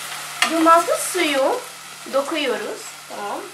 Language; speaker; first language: Turkish; non-native, learner; Arabic